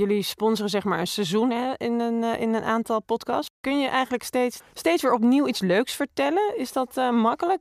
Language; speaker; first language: Dutch; native; Dutch